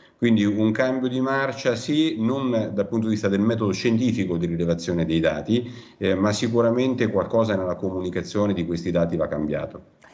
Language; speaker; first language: Italian; native; Italian